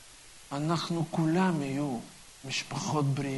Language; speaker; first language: Hebrew; non-native, fluent; Russian